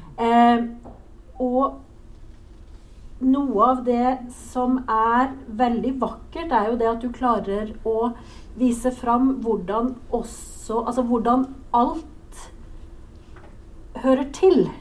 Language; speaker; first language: Norwegian; native; Norwegian